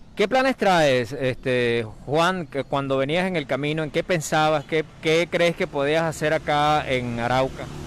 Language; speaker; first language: Spanish; native; Spanish